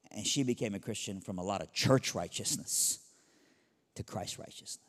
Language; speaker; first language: English; early bilingual, other home language; Persian